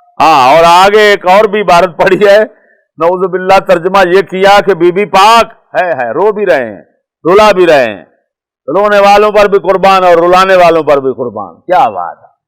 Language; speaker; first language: Urdu; non-native, local second language; Punjabi